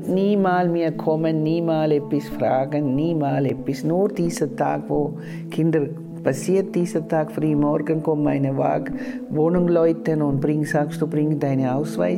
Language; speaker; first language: German; non-native, learner; Tamil